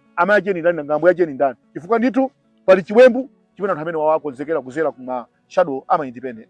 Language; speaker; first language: Nyanja; native; Nyanja